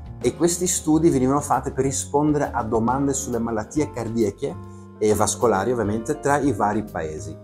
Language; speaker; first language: Italian; non-native, fluent; Latvian